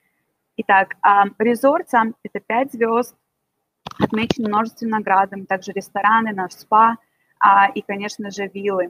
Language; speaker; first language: Russian; native; Russian